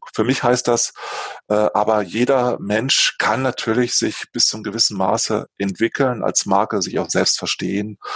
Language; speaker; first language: German; native; German